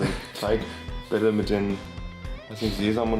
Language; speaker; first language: German; native; German